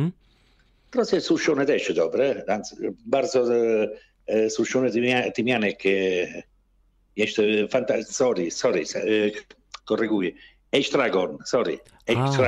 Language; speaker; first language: Polish; non-native, learner; Italian